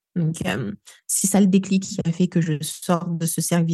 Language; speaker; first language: French; non-native, local second language; Lingala